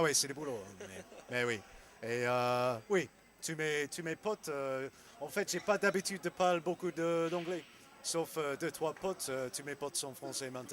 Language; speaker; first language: French; non-native, learner; English